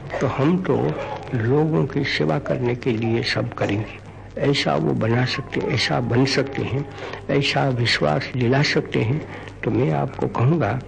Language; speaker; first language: Hindi; non-native, local second language; Gujarati